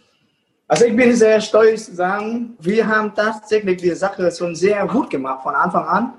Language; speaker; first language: German; non-native, fluent; Vietnamese